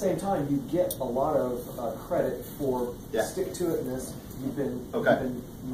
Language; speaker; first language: English; native; English